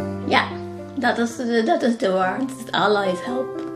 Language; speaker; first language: English; non-native, learner; Indonesian